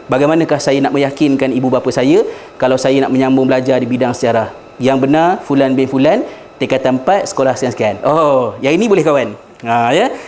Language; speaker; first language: Malay; native; Malay